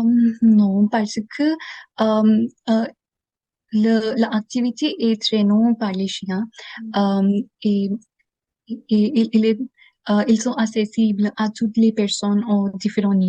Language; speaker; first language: French; non-native, learner; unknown